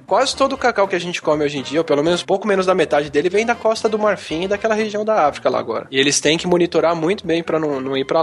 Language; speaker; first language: Portuguese; native; Portuguese